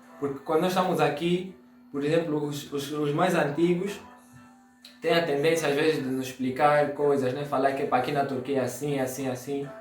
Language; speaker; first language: Portuguese; native; Portuguese